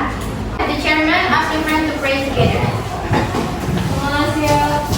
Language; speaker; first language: English; non-native, learner; Indonesian